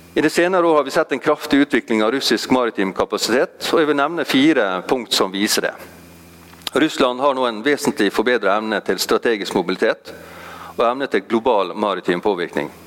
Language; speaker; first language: Norwegian; native; Norwegian